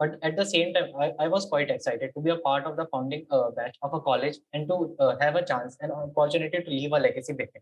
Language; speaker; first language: English; non-native, local second language; Hindi